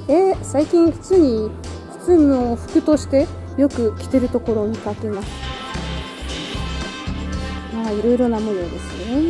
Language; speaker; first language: Japanese; non-native, fluent; Russian